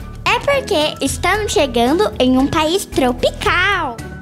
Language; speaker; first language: Portuguese; native; Portuguese